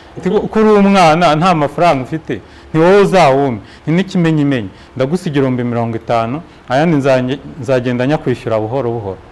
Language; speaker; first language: Kinyarwanda; native; Kinyarwanda